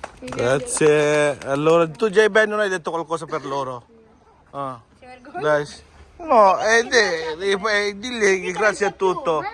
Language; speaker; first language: Italian; non-native, local second language; Filipino